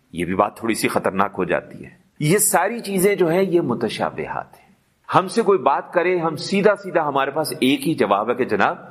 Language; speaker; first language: Urdu; non-native, local second language; Punjabi